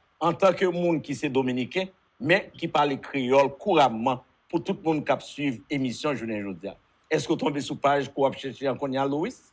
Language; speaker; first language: Haitian Creole; native; Haitian Creole